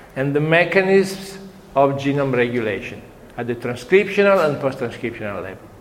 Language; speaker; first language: English; non-native, fluent; Italian